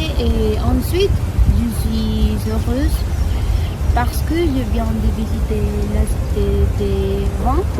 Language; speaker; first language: French; non-native, learner; Spanish